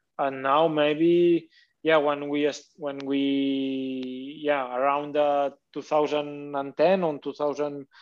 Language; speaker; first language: English; non-native, learner; Catalan